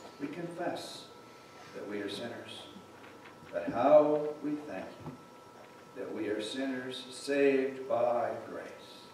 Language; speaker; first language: English; native; English